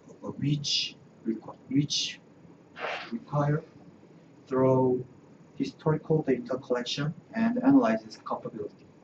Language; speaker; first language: English; non-native, learner; Korean